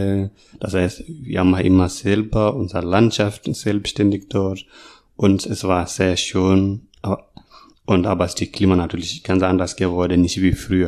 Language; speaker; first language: German; non-native, learner; Masai